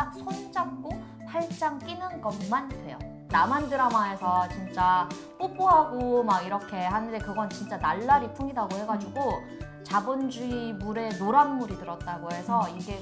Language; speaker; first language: Korean; native; Korean